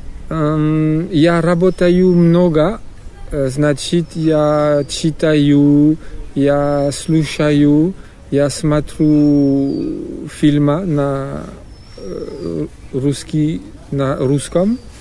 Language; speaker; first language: Russian; non-native, learner; French